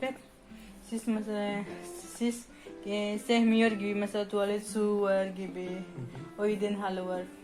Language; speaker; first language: Turkish; non-native, learner; Indonesian